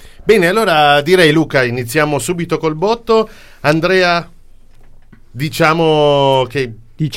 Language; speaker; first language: Italian; native; Italian